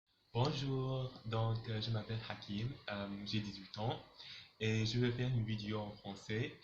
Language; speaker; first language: French; non-native, local second language; Arabic